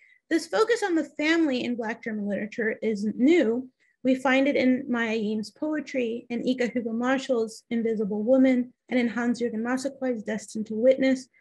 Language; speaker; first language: English; native; English